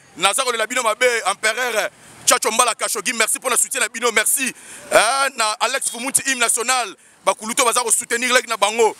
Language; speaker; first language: Lingala; native; Lingala